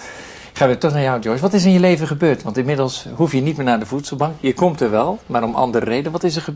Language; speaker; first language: Dutch; native; Dutch